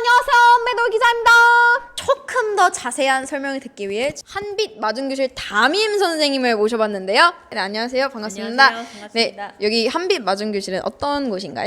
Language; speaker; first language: Korean; non-native, fluent; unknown